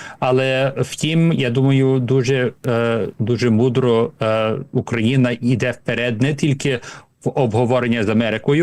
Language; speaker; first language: Ukrainian; early bilingual, heritage; Ukrainian